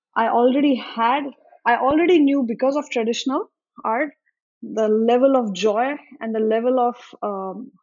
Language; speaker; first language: English; non-native, local second language; Marathi